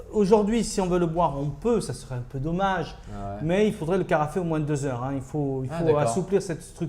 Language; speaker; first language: French; native; French